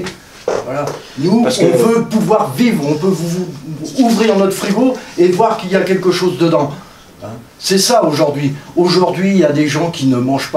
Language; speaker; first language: French; native; French